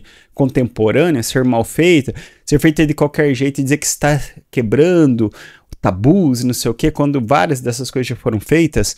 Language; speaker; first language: Portuguese; native; Portuguese